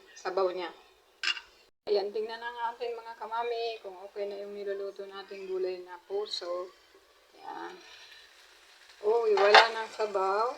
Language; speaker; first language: Filipino; non-native, local second language; Bikol